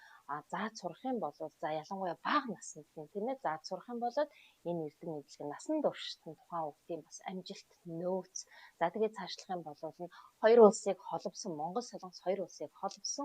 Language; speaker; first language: Mongolian; native; Mongolian